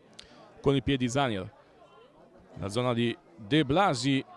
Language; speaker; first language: Italian; native; Italian